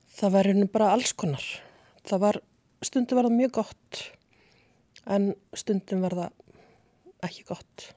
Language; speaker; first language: Icelandic; native; Icelandic